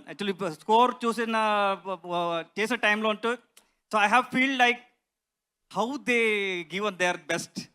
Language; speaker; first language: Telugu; non-native, learner; Kannada